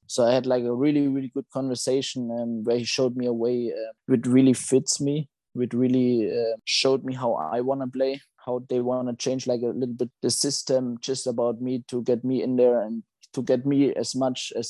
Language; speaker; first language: English; non-native, fluent; German